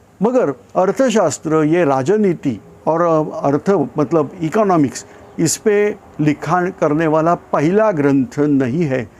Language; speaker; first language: Hindi; non-native, local second language; Marathi